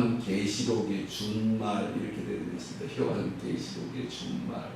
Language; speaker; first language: Korean; native; Korean